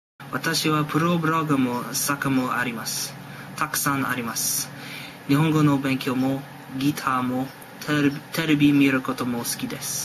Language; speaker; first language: Japanese; non-native, learner; English